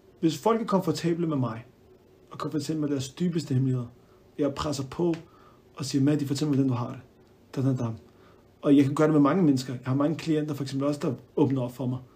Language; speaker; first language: Danish; early bilingual, other home language; Arabic